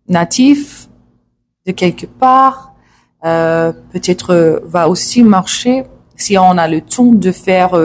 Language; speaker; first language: French; non-native, learner; English